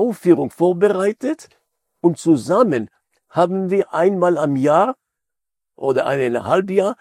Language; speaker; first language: German; non-native, fluent; Hebrew